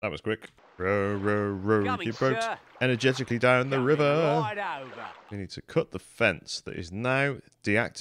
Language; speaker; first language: English; native; English